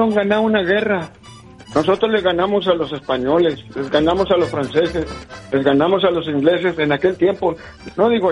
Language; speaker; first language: Spanish; early bilingual, heritage; Spanish